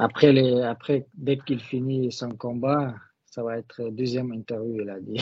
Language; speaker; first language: French; non-native, learner; Russian